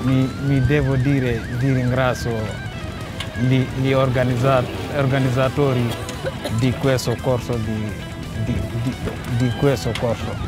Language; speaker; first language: Italian; non-native, learner; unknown